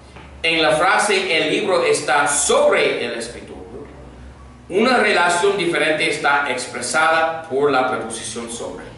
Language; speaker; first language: Spanish; non-native, fluent; English